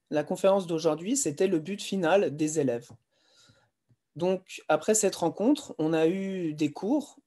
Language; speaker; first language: French; native; French